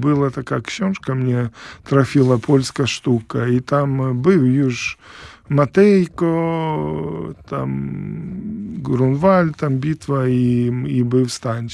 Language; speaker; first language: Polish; non-native, learner; Ukrainian